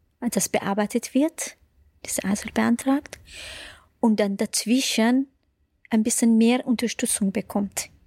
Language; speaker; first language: German; non-native, fluent; Persian